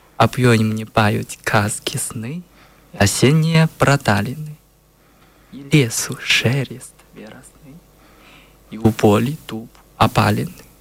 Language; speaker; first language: Belarusian; non-native, learner; Chinese